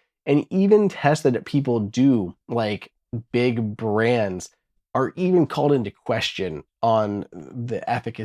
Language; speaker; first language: English; native; English